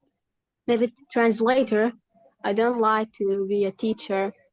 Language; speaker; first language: English; non-native, learner; Arabic